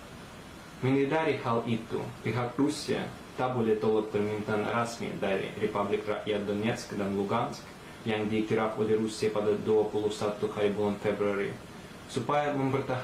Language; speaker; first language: Malay; non-native, fluent; Russian